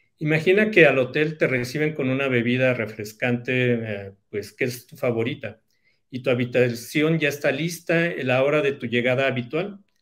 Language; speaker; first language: Spanish; native; Spanish